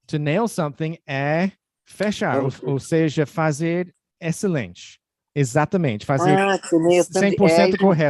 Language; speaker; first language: Portuguese; non-native, fluent; English